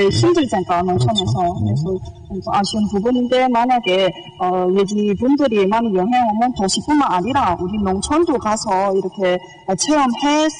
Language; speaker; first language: Korean; early bilingual, heritage; Korean